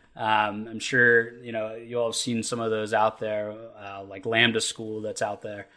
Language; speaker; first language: English; native; English